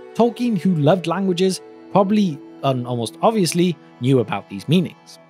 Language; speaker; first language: English; native; English